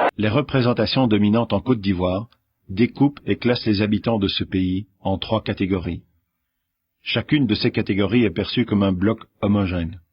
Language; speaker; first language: French; native; French